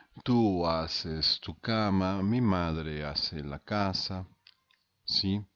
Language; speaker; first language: Spanish; non-native, fluent; Portuguese